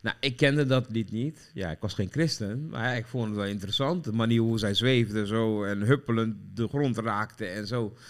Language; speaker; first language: Dutch; early bilingual, other home language; Sranan Tongo